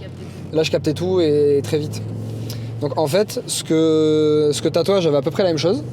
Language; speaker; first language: French; native; French